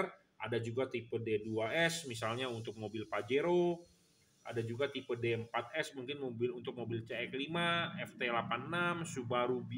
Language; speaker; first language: Indonesian; native; Indonesian